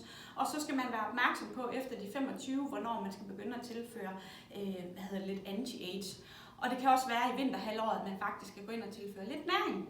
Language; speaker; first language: Danish; native; Danish